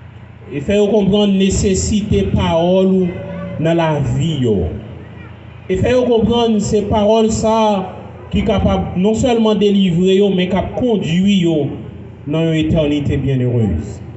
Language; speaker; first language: French; non-native, local second language; Haitian Creole